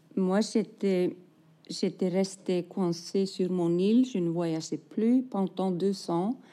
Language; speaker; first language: French; non-native, fluent; Icelandic